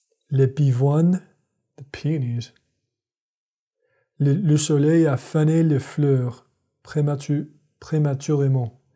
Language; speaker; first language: French; non-native, fluent; English